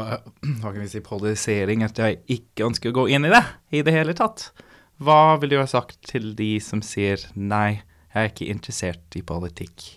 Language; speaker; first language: Norwegian; non-native, fluent; English